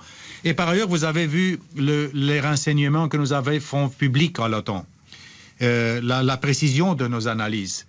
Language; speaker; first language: French; non-native, fluent; Romanian